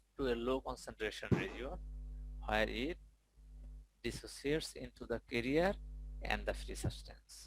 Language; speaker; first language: English; non-native, local second language; Bangla